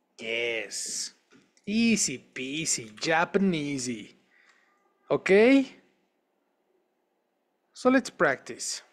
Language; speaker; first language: English; non-native, fluent; Spanish